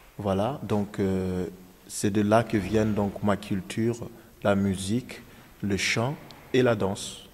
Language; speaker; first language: French; non-native, local second language; Dyula